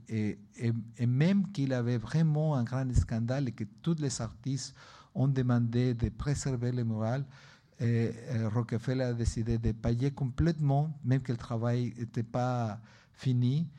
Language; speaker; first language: French; non-native, learner; Spanish